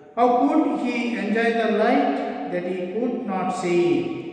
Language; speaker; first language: English; non-native, local second language; Kannada